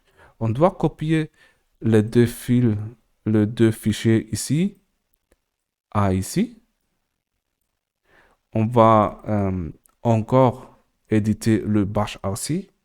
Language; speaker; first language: French; non-native, learner; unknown